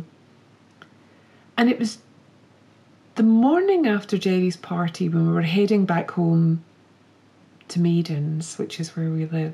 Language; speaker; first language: English; native; English